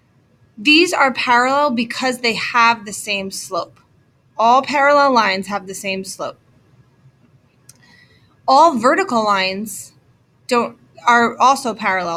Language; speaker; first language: English; native; English